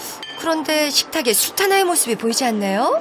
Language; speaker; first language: Korean; native; Korean